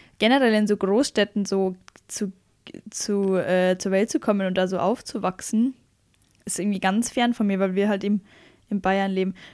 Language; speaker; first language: German; native; German